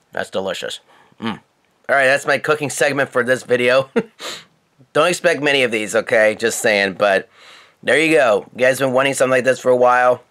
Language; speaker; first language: English; native; English